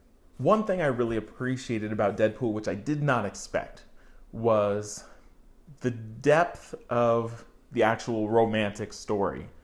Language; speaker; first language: English; native; English